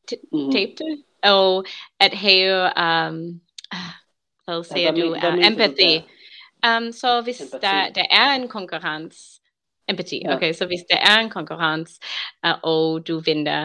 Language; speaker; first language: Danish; non-native, learner; English